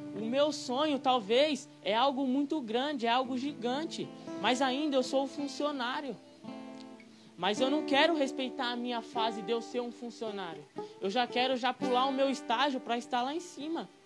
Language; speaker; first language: Portuguese; native; Portuguese